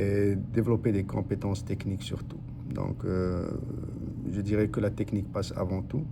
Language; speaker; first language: French; non-native, local second language; Arabic